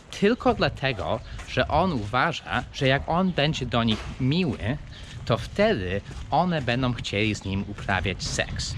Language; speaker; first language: Polish; non-native, fluent; English